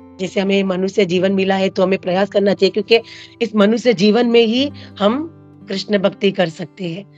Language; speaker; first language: Hindi; non-native, local second language; Marathi